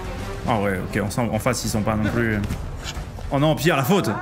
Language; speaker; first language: French; native; French